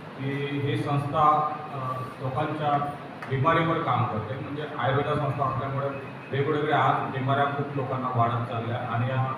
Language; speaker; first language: Marathi; native; Marathi